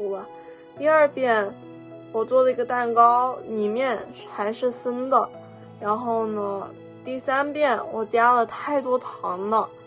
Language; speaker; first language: Chinese; early bilingual, heritage; Chinese